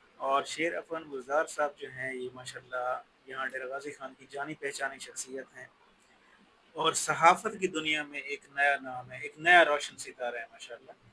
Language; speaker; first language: Urdu; non-native, local second language; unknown